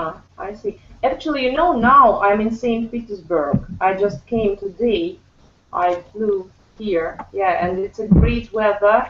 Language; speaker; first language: English; non-native, fluent; Russian